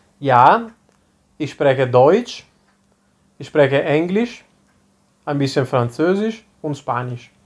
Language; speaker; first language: German; non-native, fluent; Italian